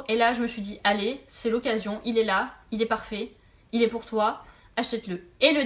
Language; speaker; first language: French; native; French